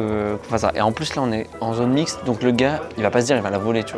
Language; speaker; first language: French; native; French